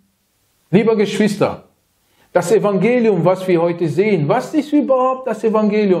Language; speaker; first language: German; non-native, learner; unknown